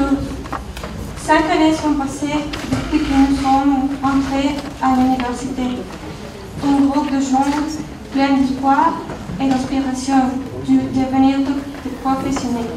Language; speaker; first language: French; non-native, learner; Spanish